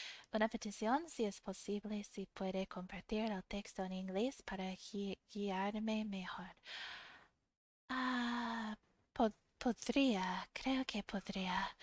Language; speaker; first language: Spanish; non-native, fluent; English